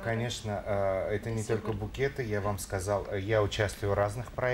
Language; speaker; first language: Russian; non-native, fluent; Romanian